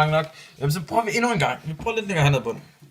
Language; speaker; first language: Danish; native; Danish